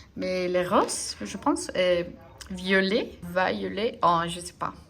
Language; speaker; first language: French; non-native, learner; Spanish